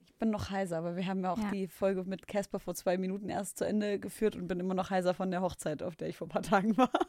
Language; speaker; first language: German; early bilingual, other home language; Arabic